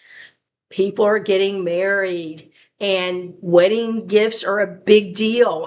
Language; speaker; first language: English; native; English